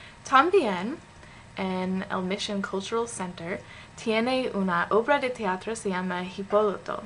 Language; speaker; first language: Spanish; non-native, learner; English